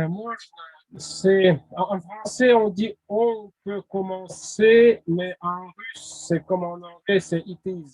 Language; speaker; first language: French; non-native, fluent; Russian